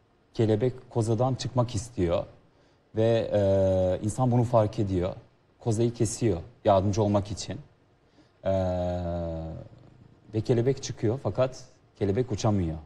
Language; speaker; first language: Turkish; non-native, fluent; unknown